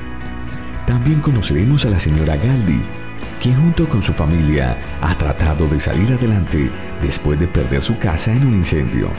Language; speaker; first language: Spanish; native; Spanish